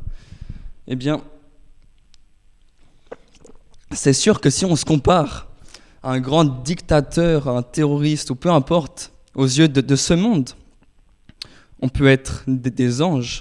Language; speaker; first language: French; native; French